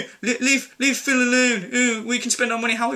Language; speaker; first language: English; native; English